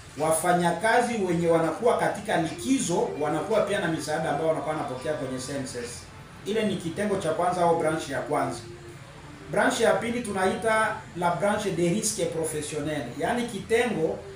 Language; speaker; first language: Swahili; native; Swahili